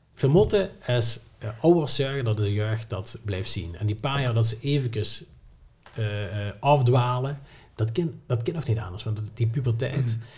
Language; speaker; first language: Dutch; non-native, local second language; Limburgish